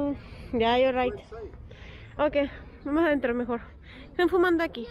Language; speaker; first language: Spanish; native; Spanish